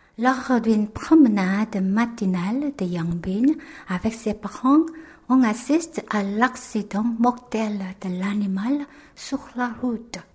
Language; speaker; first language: French; non-native, fluent; Korean